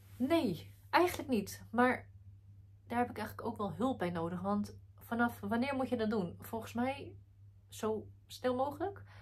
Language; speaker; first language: Dutch; early bilingual, other home language; Arabic